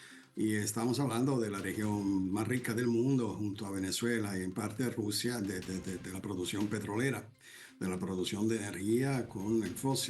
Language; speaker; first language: Spanish; non-native, fluent; Italian